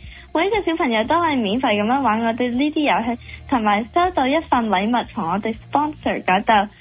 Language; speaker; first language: Cantonese; early bilingual, heritage; Cantonese